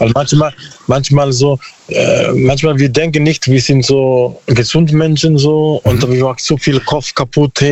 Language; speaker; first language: German; non-native, learner; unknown